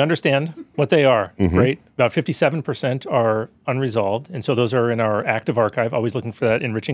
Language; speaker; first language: English; native; English